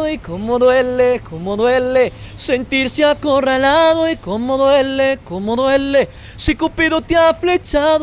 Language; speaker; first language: Spanish; native; Spanish